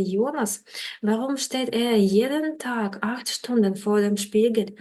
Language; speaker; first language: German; non-native, fluent; Ukrainian